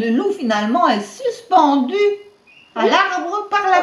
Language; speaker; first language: French; native; French